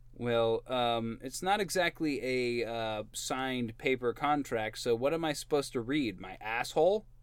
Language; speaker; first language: English; native; English